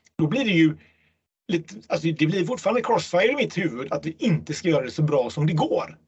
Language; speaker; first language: Swedish; native; Swedish